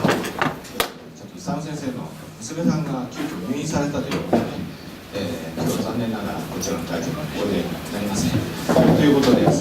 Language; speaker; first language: Japanese; native; Japanese